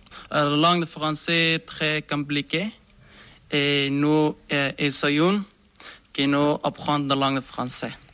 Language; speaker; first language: French; non-native, learner; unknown